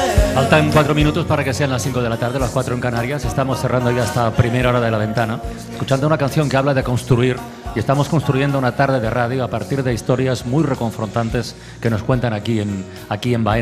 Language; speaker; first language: Spanish; native; Spanish